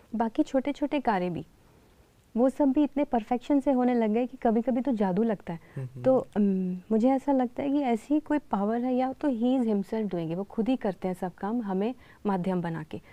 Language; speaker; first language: Hindi; native; Hindi